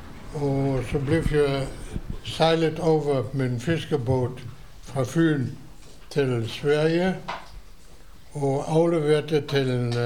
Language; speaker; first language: Danish; non-native, fluent; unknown